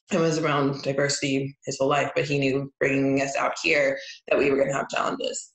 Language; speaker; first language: English; native; English